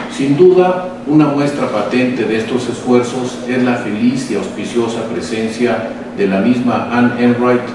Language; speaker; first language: Spanish; native; Spanish